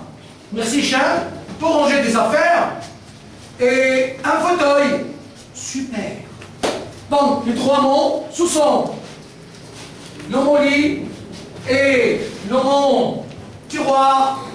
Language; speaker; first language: French; non-native, fluent; Arabic